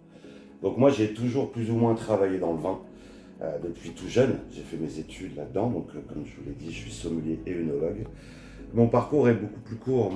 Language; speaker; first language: French; native; French